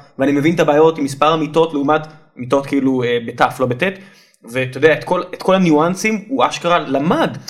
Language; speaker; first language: Hebrew; native; Hebrew